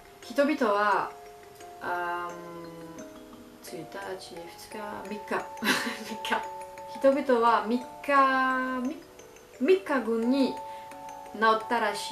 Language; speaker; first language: Japanese; non-native, learner; French